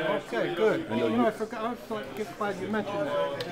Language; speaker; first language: English; native; English